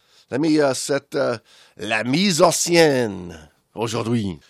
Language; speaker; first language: French; non-native, learner; English